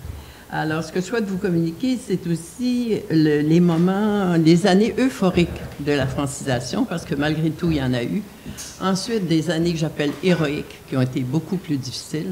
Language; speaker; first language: French; native; French